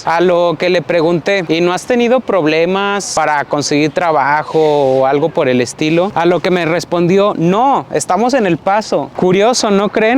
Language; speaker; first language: Spanish; native; Spanish